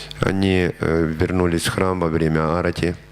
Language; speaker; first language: Russian; native; Russian